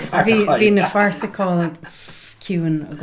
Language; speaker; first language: Irish; non-native, local second language; English